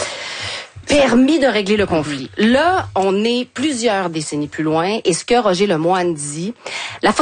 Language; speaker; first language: French; native; French